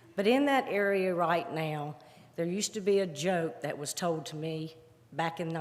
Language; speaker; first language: English; native; English